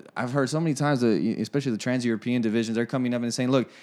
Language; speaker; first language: English; native; English